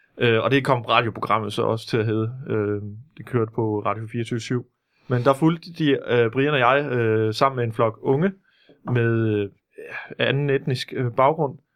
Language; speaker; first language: Danish; native; Danish